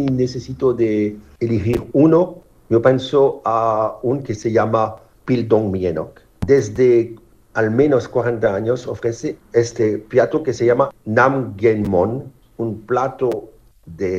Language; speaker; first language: Spanish; non-native, fluent; French